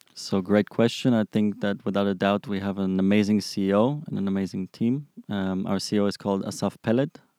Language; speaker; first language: English; non-native, fluent; German